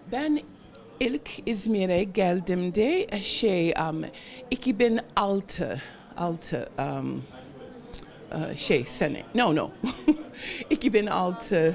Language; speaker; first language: Turkish; non-native, learner; English